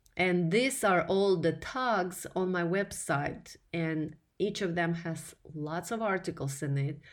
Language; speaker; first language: English; non-native, fluent; Russian